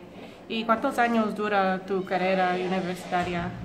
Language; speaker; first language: Spanish; non-native, learner; English